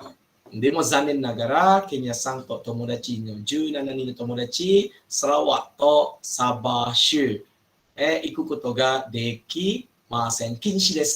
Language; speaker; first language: Japanese; non-native, fluent; Malay